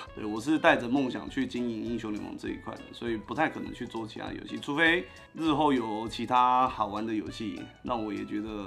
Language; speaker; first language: Chinese; native; Chinese